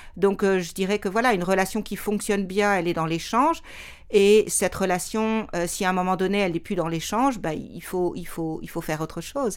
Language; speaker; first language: French; native; French